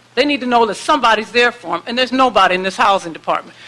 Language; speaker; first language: English; native; English